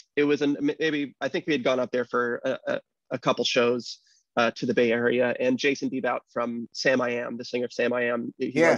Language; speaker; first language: English; native; English